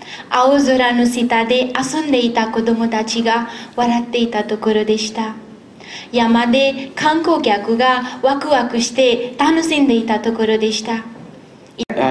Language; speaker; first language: Japanese; non-native, learner; Nepali